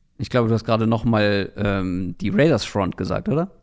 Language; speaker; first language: German; native; German